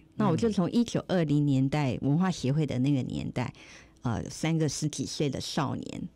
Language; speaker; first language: Chinese; native; Chinese